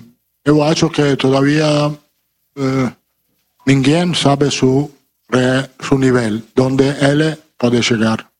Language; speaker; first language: Portuguese; non-native, fluent; Italian